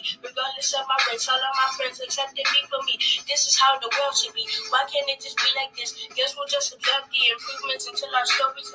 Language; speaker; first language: English; native; English